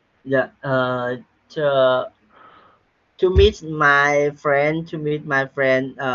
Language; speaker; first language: English; non-native, learner; Vietnamese